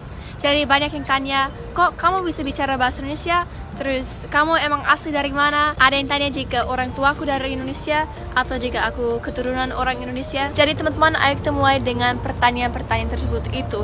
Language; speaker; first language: Indonesian; early bilingual, other home language; English